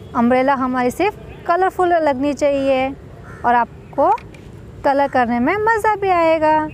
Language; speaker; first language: Hindi; non-native, local second language; Gujarati